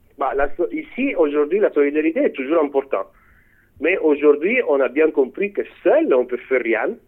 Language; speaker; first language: French; non-native, fluent; Italian